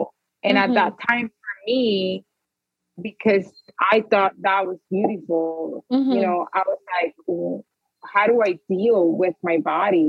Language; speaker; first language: English; early bilingual, other home language; Spanish